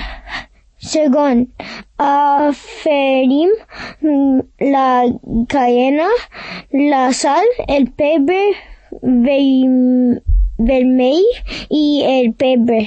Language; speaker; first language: Catalan; early bilingual, other home language; English